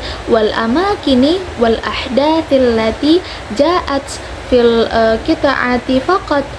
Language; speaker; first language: Arabic; non-native, learner; Indonesian